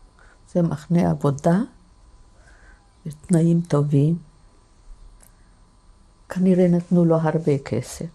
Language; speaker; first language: Hebrew; non-native, fluent; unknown